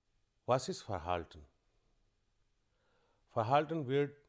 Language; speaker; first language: German; non-native, fluent; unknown